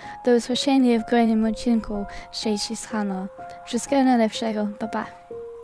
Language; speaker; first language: Polish; non-native, learner; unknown